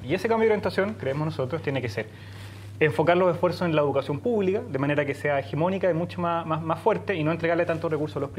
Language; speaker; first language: Spanish; native; Spanish